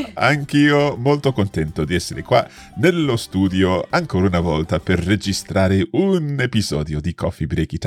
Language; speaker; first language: Italian; non-native, fluent; English